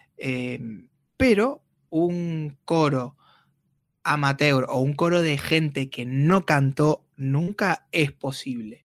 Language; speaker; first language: Spanish; native; Spanish